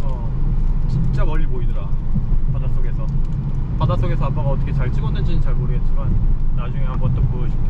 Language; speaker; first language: Korean; native; Korean